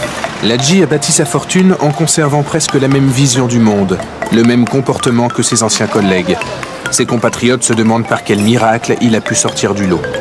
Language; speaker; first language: French; native; French